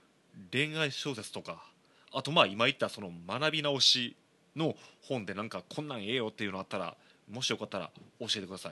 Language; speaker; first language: Japanese; native; Japanese